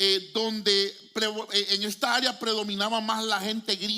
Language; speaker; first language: Spanish; native; Spanish